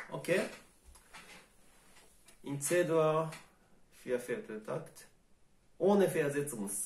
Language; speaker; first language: German; non-native, fluent; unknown